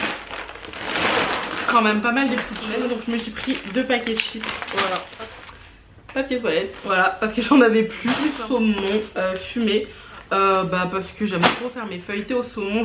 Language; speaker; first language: French; native; French